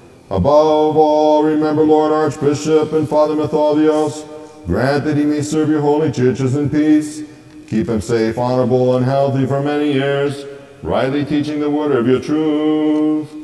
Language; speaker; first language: English; native; English